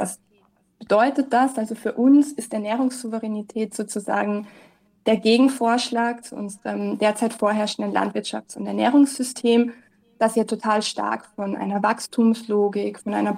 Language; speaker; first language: German; native; German